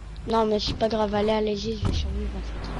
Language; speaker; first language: French; native; French